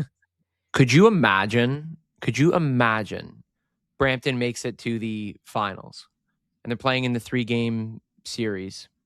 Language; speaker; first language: English; native; English